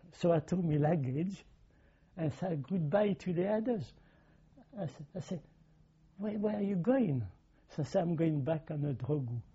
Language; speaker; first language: English; non-native, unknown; French